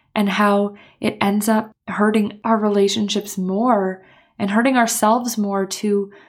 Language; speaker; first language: English; native; English